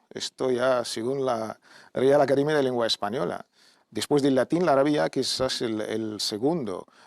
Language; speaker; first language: Spanish; non-native, fluent; Arabic